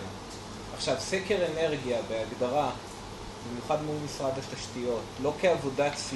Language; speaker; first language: Hebrew; native; Hebrew